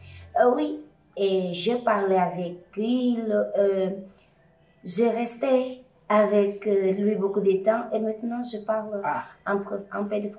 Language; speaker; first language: French; non-native, fluent; Portuguese